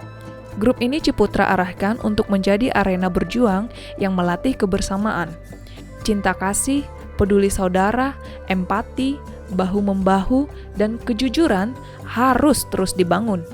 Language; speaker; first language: Indonesian; native; Indonesian